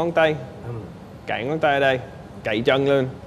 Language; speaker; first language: Vietnamese; early bilingual, heritage; Vietnamese